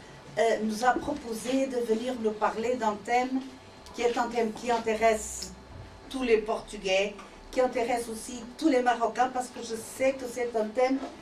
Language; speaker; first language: French; non-native, fluent; Portuguese